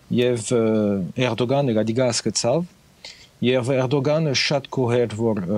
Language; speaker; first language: Armenian; early bilingual, heritage; Armenian